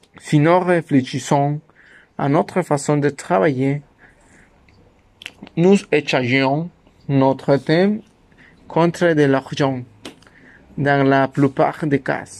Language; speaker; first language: French; non-native, learner; Spanish